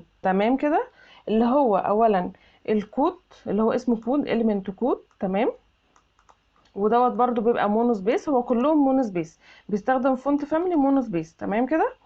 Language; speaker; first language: Arabic; native; Arabic